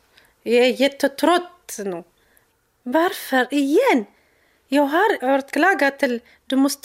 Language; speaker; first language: Swedish; non-native, learner; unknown